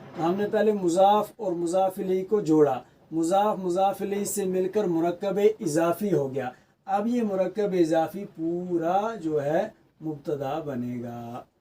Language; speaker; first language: Urdu; native; Urdu